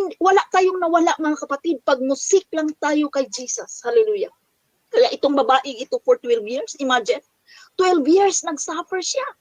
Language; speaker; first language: Filipino; non-native, local second language; Cebuano